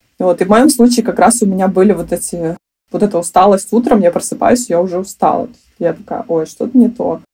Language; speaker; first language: Russian; native; Russian